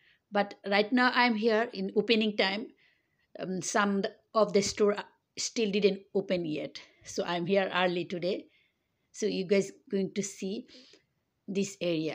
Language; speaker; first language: English; non-native, local second language; Bangla